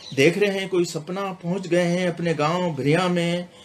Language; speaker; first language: Hindi; non-native, local second language; Sindhi